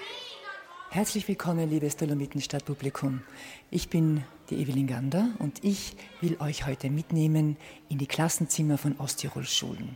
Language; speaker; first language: German; native; German